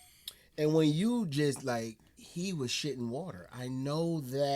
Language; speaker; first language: English; native; English